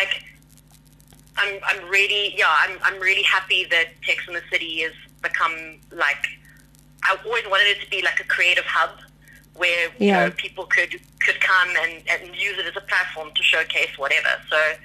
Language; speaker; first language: English; native; English